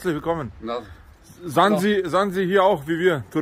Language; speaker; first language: German; early bilingual, other home language; Bosnian